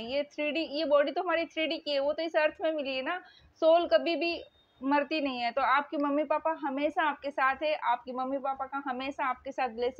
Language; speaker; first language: Hindi; native; Hindi